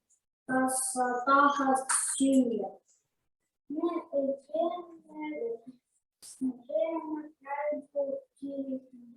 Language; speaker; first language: Estonian; non-native, learner; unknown